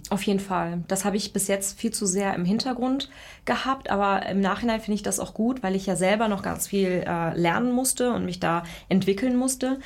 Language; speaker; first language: German; early bilingual, other home language; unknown